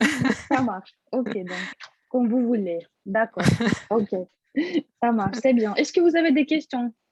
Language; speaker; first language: French; non-native, fluent; Russian